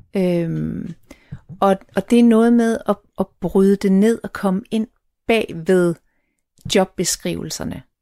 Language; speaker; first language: Danish; native; Danish